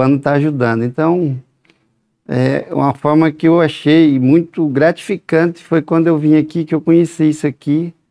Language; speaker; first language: Portuguese; native; Portuguese